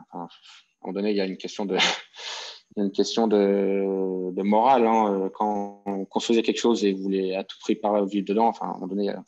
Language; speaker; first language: French; native; French